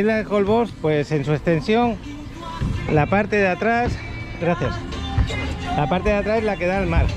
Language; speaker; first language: Spanish; native; Spanish